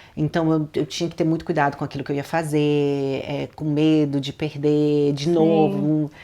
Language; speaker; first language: Portuguese; native; Portuguese